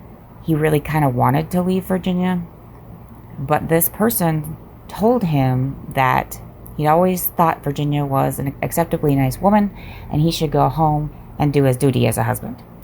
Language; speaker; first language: English; native; English